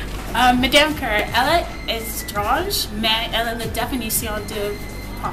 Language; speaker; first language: French; non-native, learner; English